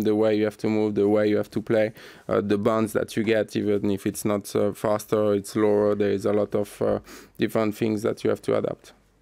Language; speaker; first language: English; non-native, fluent; French